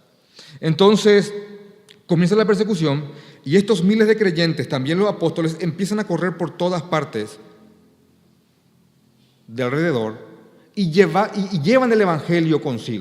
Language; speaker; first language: Spanish; native; Spanish